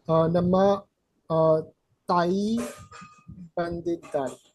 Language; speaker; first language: Kannada; non-native, learner; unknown